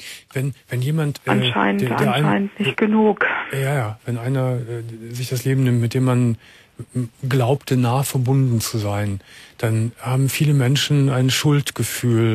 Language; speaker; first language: German; native; German